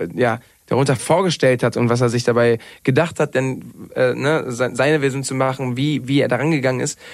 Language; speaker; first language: German; non-native, fluent; Spanish